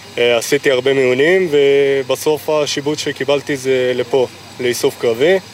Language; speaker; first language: Hebrew; native; Hebrew